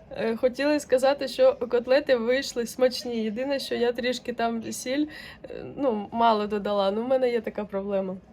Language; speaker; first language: Ukrainian; non-native, local second language; Russian